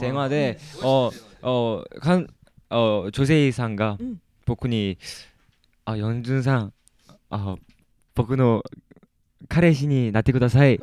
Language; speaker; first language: Japanese; non-native, learner; Korean